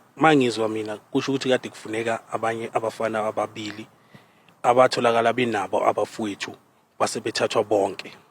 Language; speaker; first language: Zulu; native; Zulu